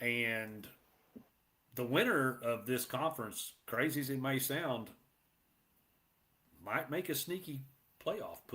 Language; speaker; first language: English; native; English